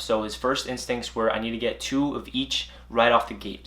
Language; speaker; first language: English; native; English